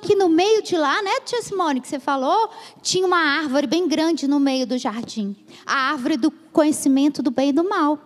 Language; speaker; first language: Portuguese; native; Portuguese